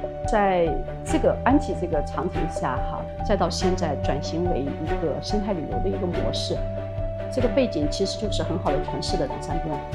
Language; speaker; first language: Chinese; native; Chinese